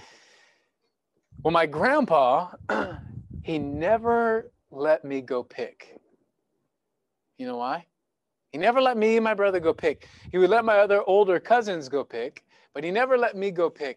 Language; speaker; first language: English; native; English